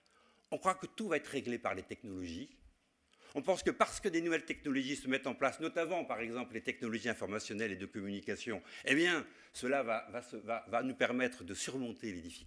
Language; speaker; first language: French; native; French